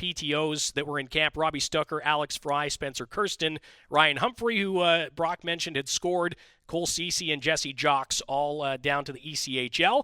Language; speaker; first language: English; native; English